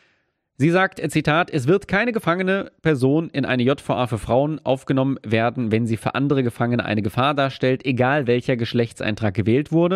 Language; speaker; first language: German; native; German